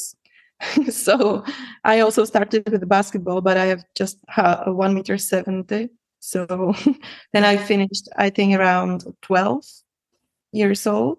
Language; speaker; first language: English; non-native, fluent; Czech